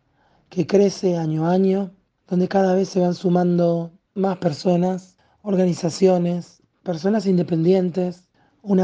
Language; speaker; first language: Spanish; native; Spanish